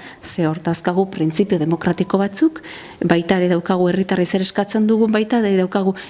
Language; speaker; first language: Basque; native; Basque